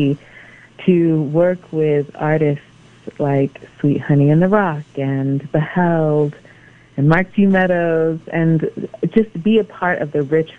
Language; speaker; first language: English; native; English